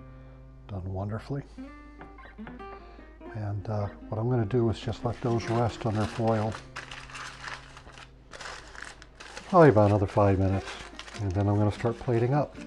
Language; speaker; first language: English; native; English